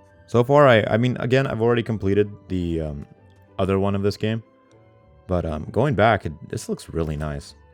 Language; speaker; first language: English; native; English